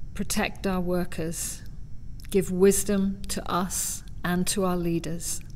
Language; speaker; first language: English; native; English